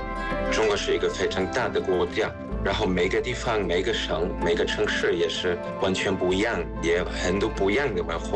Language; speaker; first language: Chinese; non-native, fluent; German